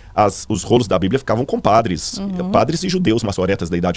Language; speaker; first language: Portuguese; native; Portuguese